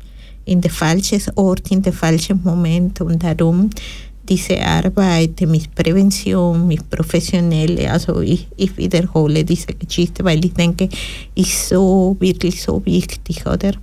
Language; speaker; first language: German; non-native, learner; Spanish